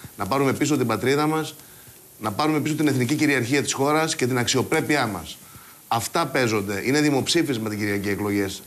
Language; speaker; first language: Greek; native; Greek